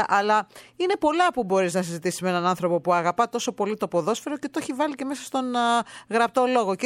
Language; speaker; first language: Greek; native; Greek